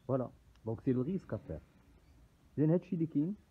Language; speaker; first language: French; non-native, local second language; Arabic